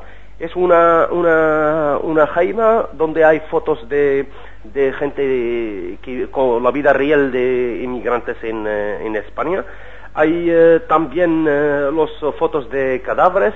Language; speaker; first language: Spanish; non-native, learner; Arabic